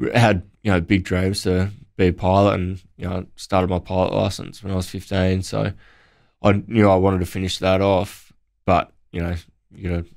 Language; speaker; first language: English; native; English